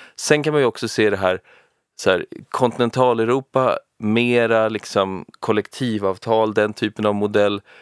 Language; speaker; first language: Swedish; native; Swedish